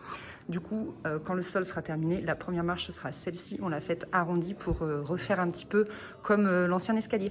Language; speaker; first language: French; native; French